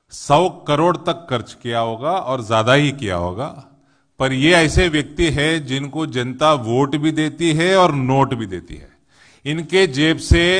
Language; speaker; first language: Hindi; non-native, local second language; Telugu